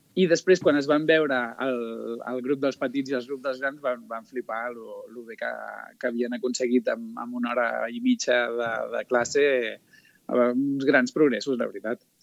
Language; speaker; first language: Catalan; native; Catalan